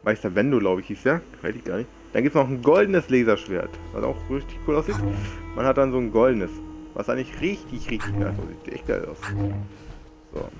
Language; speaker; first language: German; native; German